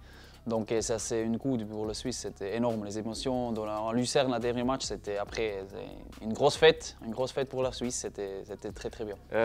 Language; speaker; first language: French; non-native, learner; German